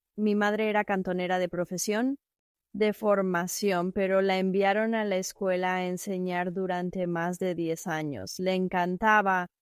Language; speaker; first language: Spanish; non-native, fluent; Chinese